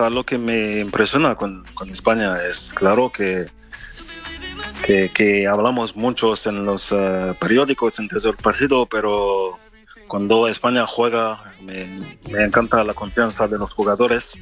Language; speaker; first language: Spanish; non-native, fluent; French